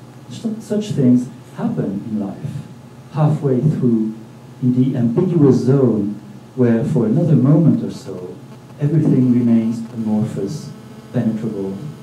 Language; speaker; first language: English; non-native, fluent; French